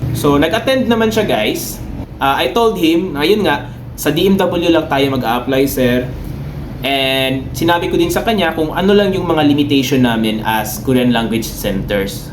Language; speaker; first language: Filipino; non-native, local second language; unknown